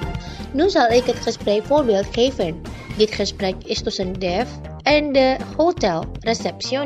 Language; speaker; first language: Dutch; non-native, learner; Indonesian